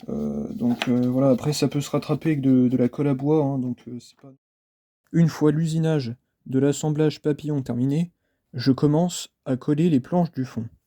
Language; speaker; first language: French; native; French